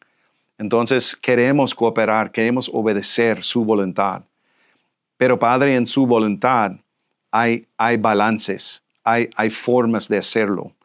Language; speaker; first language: Spanish; non-native, fluent; English